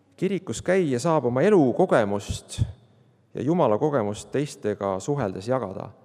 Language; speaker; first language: Estonian; native; Estonian